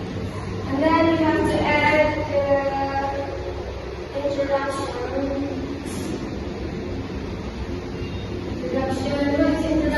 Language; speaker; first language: English; non-native, learner; Indonesian